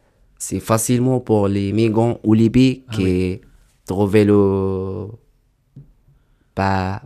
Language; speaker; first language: French; non-native, learner; Arabic